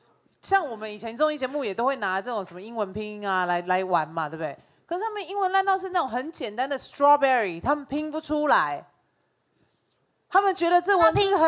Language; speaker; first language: Chinese; native; Chinese